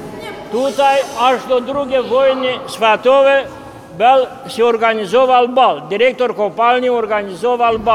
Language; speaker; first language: Polish; early bilingual, heritage; Polish